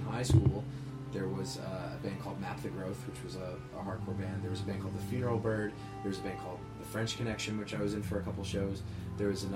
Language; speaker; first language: English; native; English